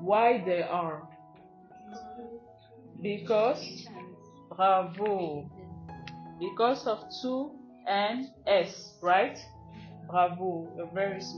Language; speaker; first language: English; non-native, fluent; French